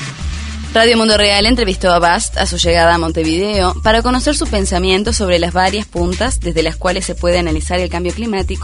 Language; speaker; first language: Spanish; native; Spanish